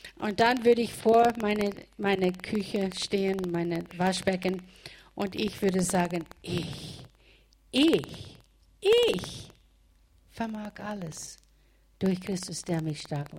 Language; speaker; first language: German; non-native, fluent; English